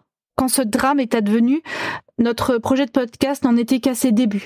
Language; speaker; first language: French; native; French